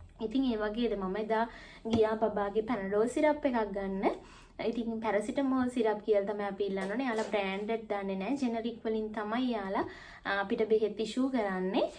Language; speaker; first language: Sinhala; native; Sinhala